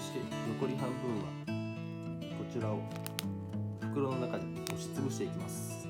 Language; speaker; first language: Japanese; native; Japanese